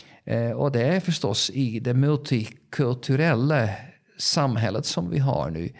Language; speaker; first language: Swedish; non-native, fluent; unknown